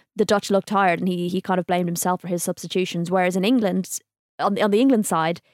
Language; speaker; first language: English; native; English